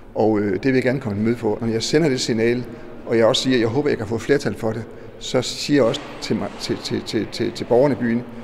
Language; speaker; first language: Danish; native; Danish